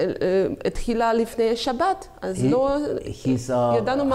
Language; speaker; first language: Hebrew; non-native, learner; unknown